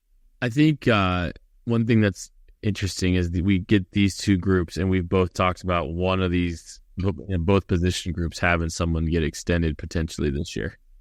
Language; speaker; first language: English; native; English